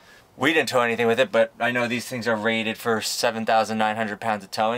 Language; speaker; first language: English; native; English